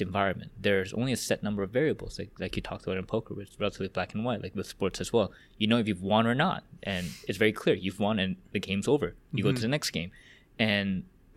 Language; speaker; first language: English; early bilingual, other home language; Korean